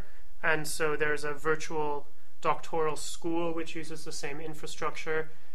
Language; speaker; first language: English; native; English